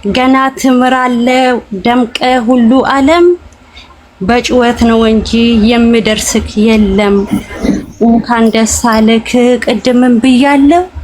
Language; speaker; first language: Amharic; non-native, local second language; Oromo